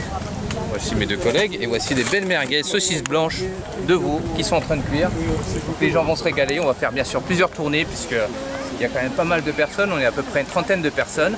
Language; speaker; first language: French; native; French